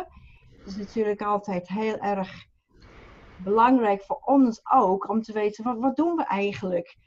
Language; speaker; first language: Dutch; non-native, fluent; English